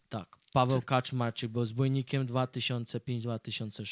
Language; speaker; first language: Polish; early bilingual, heritage; Polish